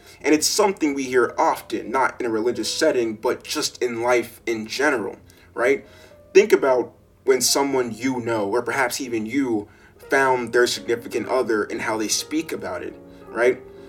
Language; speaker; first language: English; native; English